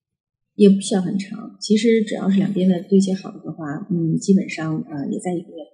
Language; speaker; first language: Chinese; native; Chinese